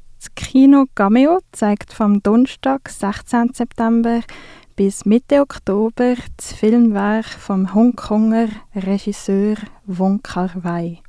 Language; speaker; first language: German; native; German